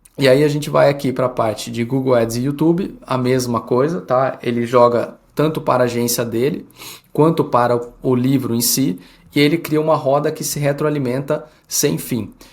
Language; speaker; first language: Portuguese; early bilingual, heritage; Portuguese